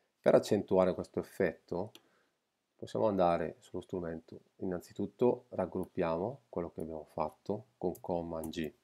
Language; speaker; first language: Italian; native; Italian